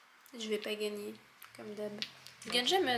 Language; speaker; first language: French; native; French